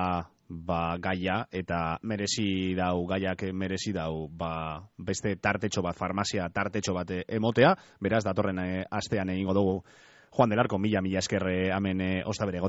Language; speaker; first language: Basque; native; Basque